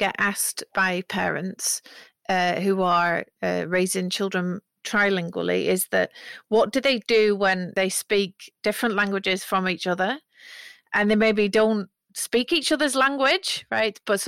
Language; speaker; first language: English; native; English